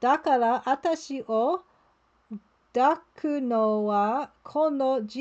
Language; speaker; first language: Japanese; non-native, learner; English